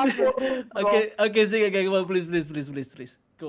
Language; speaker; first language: English; non-native, learner; Indonesian